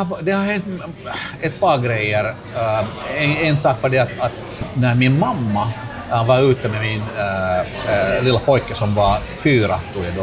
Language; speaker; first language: Swedish; non-native, local second language; Finnish